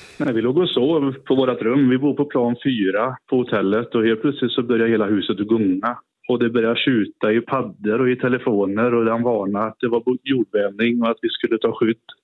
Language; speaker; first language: Swedish; native; Swedish